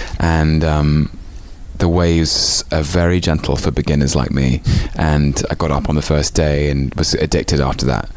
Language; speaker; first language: English; native; English